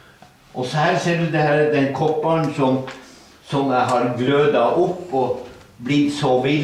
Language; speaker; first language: Norwegian; native; Norwegian